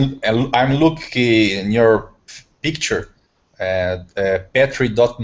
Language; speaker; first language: English; non-native, learner; Portuguese